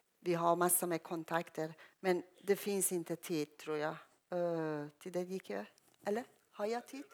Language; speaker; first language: Swedish; non-native, fluent; Persian